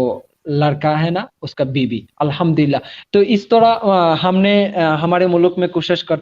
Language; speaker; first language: Hindi; non-native, learner; Bangla